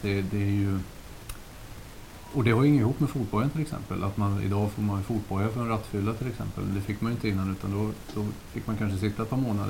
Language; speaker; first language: Swedish; native; Swedish